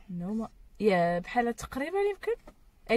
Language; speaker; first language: Arabic; native; Arabic